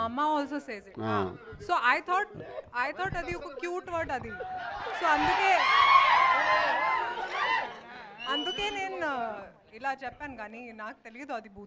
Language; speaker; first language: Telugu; non-native, local second language; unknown